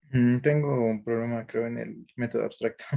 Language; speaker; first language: Spanish; native; Spanish